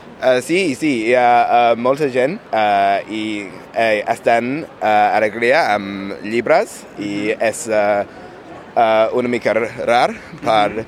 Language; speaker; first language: Catalan; non-native, learner; English